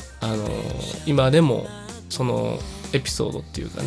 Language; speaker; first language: Japanese; native; Japanese